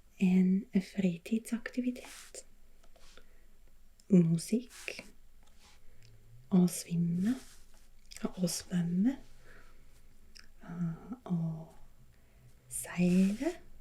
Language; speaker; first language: Norwegian; non-native, learner; German